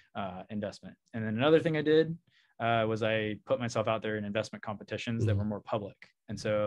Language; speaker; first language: English; native; English